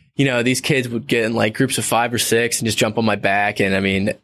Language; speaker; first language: English; native; English